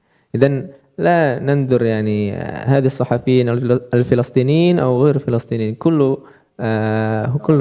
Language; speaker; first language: Arabic; non-native, learner; Indonesian